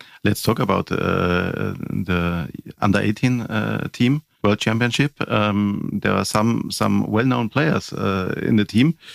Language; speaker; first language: English; non-native, fluent; German